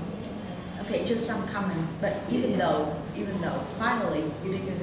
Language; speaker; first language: English; non-native, learner; Vietnamese